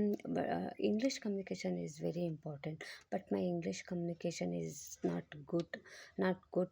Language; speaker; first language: English; non-native, learner; Kannada